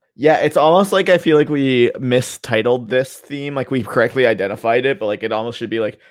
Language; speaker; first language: English; native; English